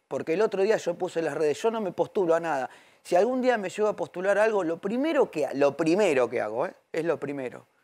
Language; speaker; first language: Spanish; native; Spanish